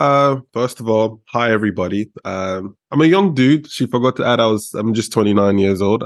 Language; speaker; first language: English; non-native, local second language; Yoruba